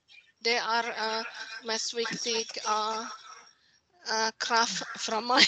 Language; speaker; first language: Norwegian; non-native, learner; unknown